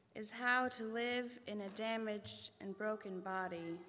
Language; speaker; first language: English; native; English